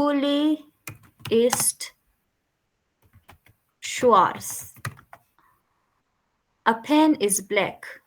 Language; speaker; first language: German; non-native, fluent; Urdu